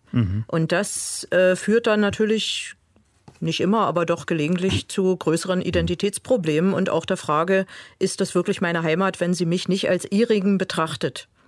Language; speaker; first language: German; native; German